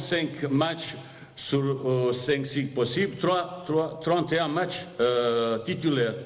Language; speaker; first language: French; non-native, fluent; Bosnian